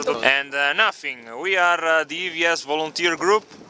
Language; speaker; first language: English; non-native, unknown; Italian